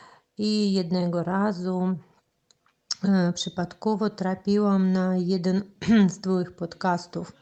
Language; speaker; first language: Polish; non-native, learner; Russian